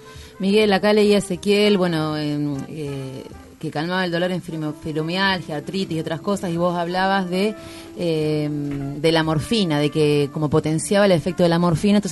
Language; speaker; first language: Spanish; native; Spanish